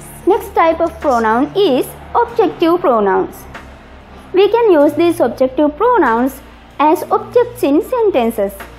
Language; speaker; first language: English; non-native, local second language; Sinhala